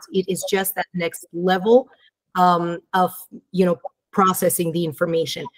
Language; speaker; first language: English; early bilingual, other home language; Romanian